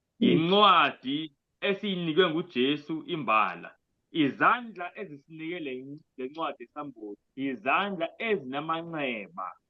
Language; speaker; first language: Zulu; non-native, local second language; Xhosa